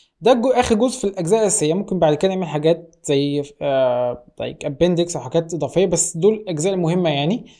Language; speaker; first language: Arabic; native; Arabic